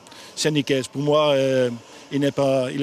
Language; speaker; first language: French; non-native, learner; Dutch